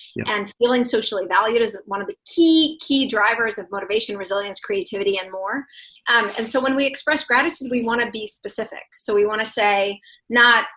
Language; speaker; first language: English; non-native, fluent; Russian